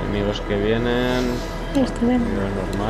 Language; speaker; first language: Spanish; native; Spanish